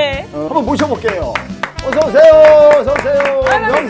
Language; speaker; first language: Korean; native; Korean